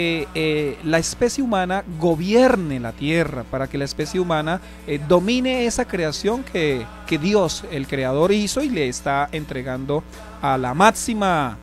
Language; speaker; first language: Spanish; native; Spanish